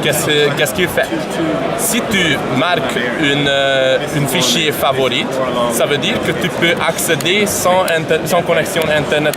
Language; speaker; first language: French; non-native, learner; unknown